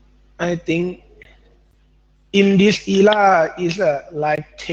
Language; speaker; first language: English; non-native, learner; Thai